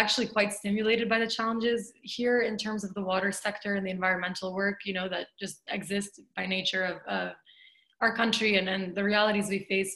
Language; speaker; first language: English; native; English